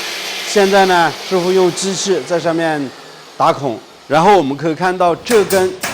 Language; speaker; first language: Chinese; native; Chinese